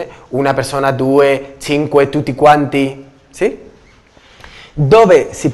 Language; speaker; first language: Italian; non-native, learner; Spanish